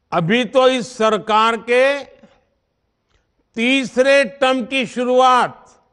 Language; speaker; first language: Hindi; non-native, local second language; Gujarati